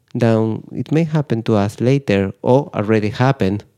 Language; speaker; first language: English; non-native, fluent; Spanish